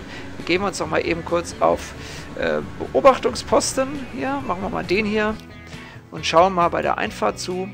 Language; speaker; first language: German; native; German